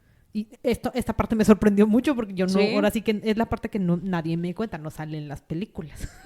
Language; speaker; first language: Spanish; native; Spanish